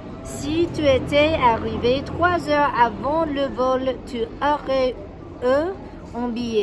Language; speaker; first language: French; non-native, learner; English